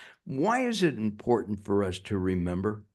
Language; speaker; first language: English; native; English